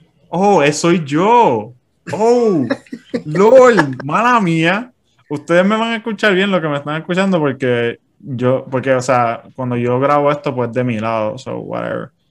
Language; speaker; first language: Spanish; native; Spanish